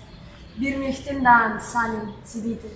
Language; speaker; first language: German; non-native, learner; Spanish